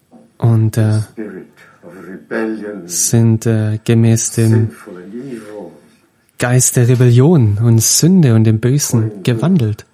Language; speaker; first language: German; non-native, fluent; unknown